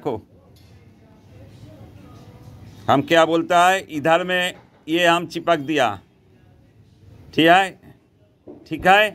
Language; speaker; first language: Hindi; non-native, local second language; Bangla